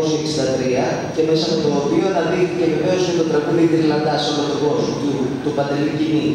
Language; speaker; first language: Greek; native; Greek